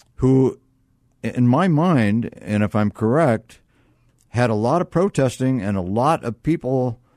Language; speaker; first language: English; native; English